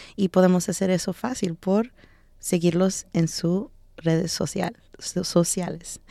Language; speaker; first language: Spanish; early bilingual, heritage; Spanish